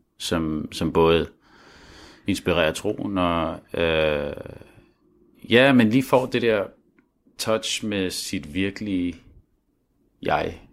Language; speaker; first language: Danish; early bilingual, other home language; Arabic